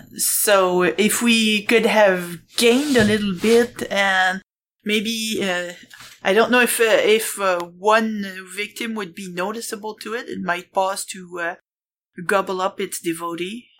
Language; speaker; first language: English; non-native, fluent; French